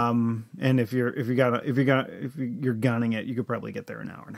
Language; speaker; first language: English; native; English